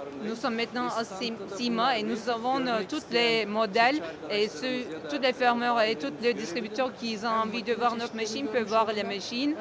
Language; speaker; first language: French; non-native, learner; Turkish